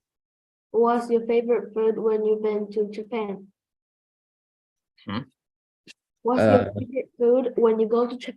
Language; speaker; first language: English; non-native, fluent; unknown